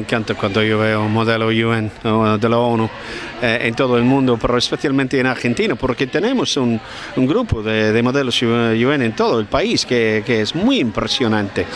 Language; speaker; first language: Spanish; non-native, fluent; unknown